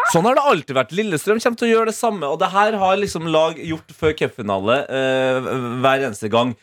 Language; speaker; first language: Norwegian; early bilingual, other home language; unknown